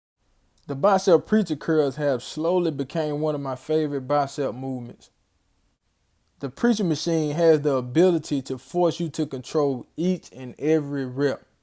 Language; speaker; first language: English; native; English